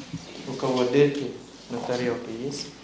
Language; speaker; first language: Russian; non-native, fluent; Thai